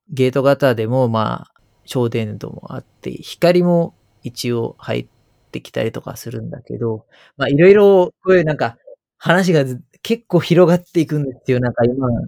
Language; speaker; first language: Japanese; non-native, fluent; Sinhala